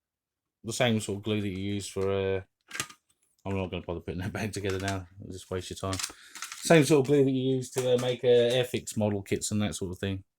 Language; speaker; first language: English; native; English